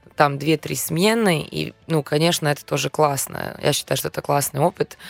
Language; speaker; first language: Russian; non-native, fluent; Serbian